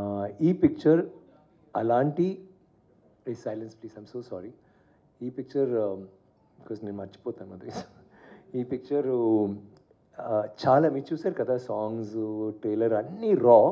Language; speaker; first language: Telugu; non-native, learner; Tamil